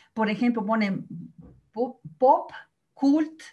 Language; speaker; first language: Spanish; native; Spanish